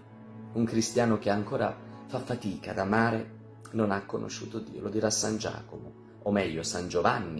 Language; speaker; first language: Italian; native; Italian